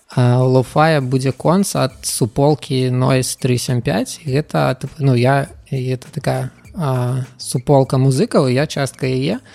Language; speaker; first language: Belarusian; non-native, local second language; Russian